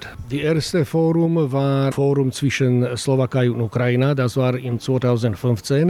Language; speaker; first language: German; non-native, learner; Slovak